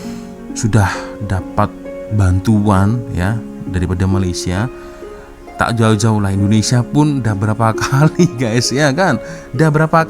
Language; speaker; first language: Indonesian; native; Indonesian